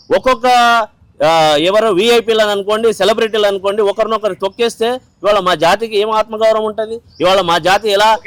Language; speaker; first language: Telugu; non-native, local second language; Lambadi